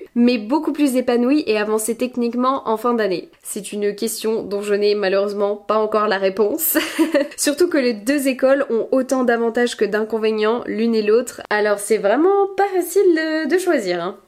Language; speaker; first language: French; native; French